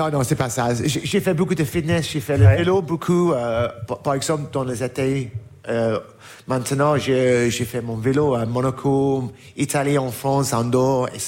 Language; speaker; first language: French; non-native, learner; English